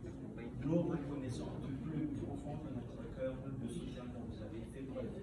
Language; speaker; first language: French; non-native, local second language; Malagasy